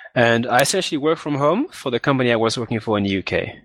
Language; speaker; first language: English; non-native, fluent; French